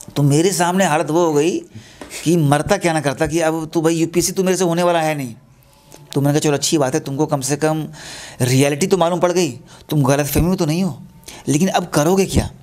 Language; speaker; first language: Hindi; native; Hindi